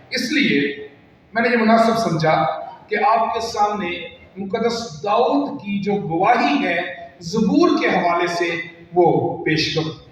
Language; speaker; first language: Urdu; non-native, local second language; Punjabi